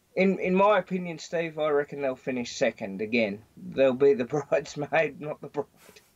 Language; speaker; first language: English; native; English